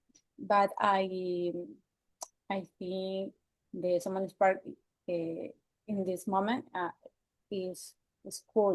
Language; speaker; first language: English; non-native, learner; Spanish